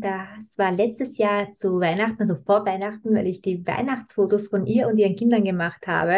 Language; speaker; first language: German; native; German